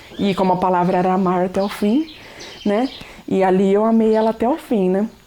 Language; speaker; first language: Portuguese; native; Portuguese